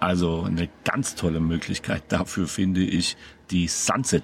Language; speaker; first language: German; native; German